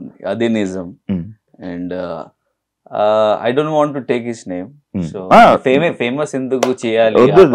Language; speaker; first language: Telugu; non-native, local second language; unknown